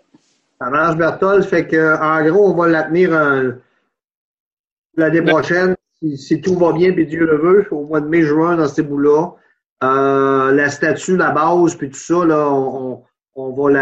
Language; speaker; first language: French; native; French